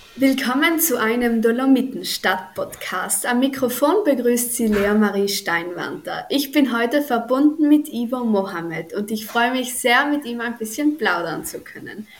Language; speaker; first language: German; native; German